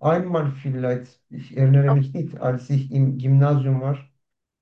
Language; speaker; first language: German; non-native, learner; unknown